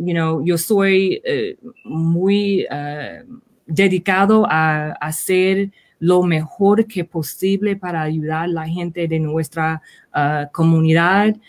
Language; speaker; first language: Spanish; early bilingual, heritage; Spanish